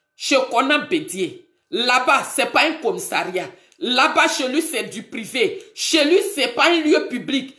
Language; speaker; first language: French; non-native, local second language; Baoulé